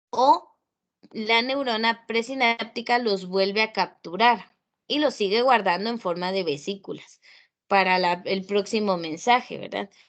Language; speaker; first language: Spanish; native; Spanish